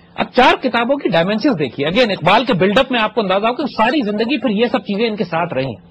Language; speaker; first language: Urdu; native; Urdu